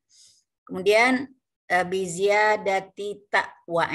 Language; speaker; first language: Arabic; non-native, fluent; Indonesian